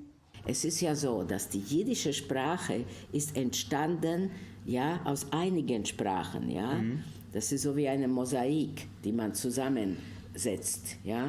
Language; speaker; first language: German; non-native, fluent; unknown